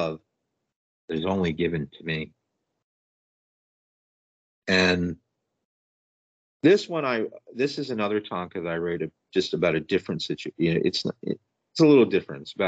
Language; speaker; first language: English; native; English